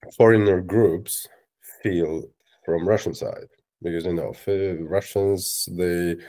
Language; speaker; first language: English; non-native, fluent; Russian